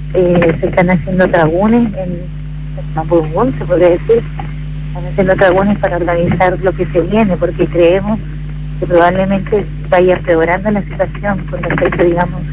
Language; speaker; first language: Spanish; native; Spanish